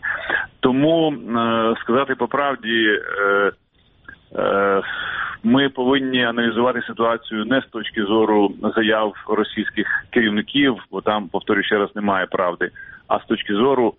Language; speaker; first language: Ukrainian; native; Ukrainian